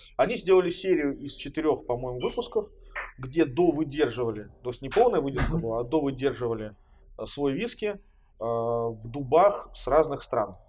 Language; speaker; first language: Russian; native; Russian